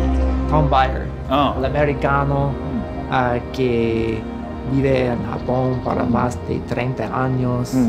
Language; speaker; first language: Spanish; non-native, fluent; English